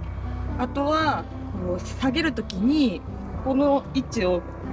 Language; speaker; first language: Japanese; native; Japanese